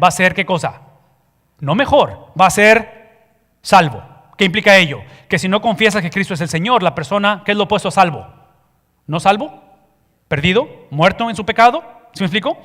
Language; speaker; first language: Spanish; early bilingual, heritage; Spanish